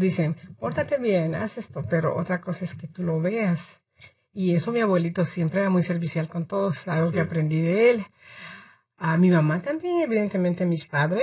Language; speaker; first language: Spanish; native; Spanish